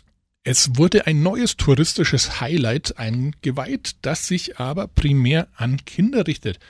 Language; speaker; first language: German; native; German